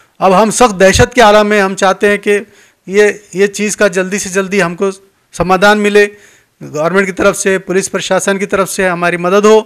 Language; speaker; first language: Hindi; non-native, local second language; Urdu